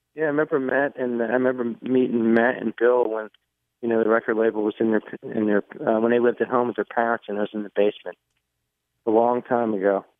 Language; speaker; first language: English; native; English